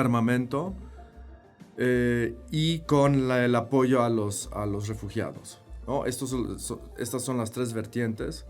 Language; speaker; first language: Spanish; non-native, fluent; Polish